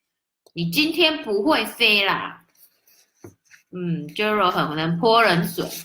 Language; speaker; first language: Chinese; native; Chinese